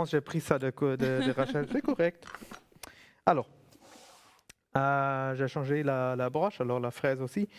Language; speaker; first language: French; non-native, fluent; German